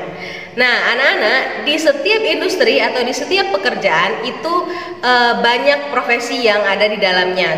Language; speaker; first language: Indonesian; native; Indonesian